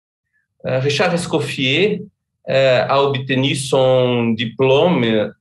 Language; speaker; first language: French; non-native, fluent; Portuguese